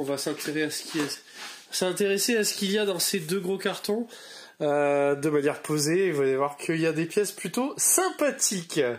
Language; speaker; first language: French; native; French